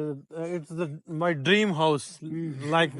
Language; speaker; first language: English; non-native, learner; Punjabi